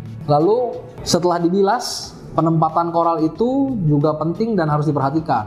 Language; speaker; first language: Indonesian; native; Indonesian